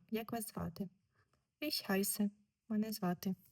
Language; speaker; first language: Ukrainian; native; Ukrainian